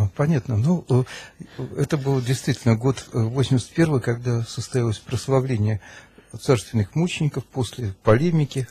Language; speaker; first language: Russian; native; Russian